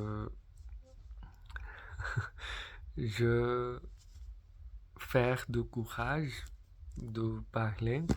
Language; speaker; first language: French; non-native, learner; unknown